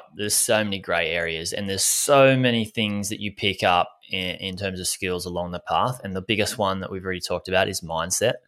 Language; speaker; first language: English; native; English